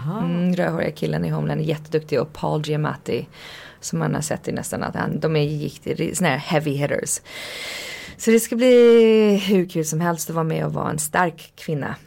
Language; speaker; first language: Swedish; early bilingual, heritage; Swedish